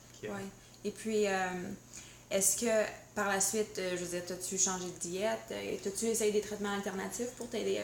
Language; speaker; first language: French; native; French